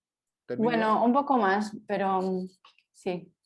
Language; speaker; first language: Spanish; non-native, fluent; Portuguese